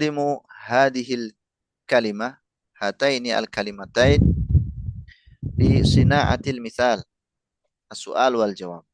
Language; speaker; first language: Arabic; non-native, fluent; Indonesian